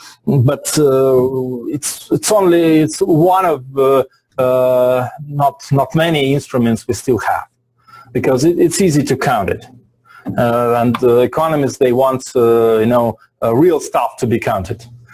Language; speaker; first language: English; non-native, fluent; Russian